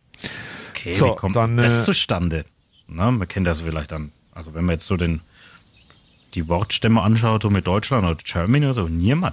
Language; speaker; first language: German; native; German